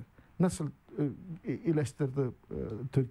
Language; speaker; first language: Turkish; non-native, learner; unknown